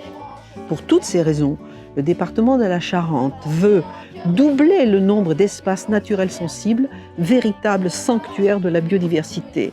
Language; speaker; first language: French; native; French